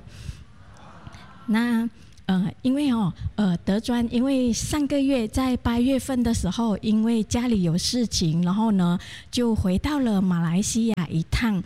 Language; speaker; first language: Chinese; native; Chinese